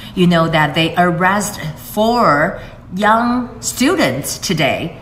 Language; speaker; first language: English; non-native, fluent; Chinese